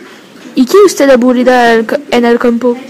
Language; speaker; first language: Spanish; non-native, learner; French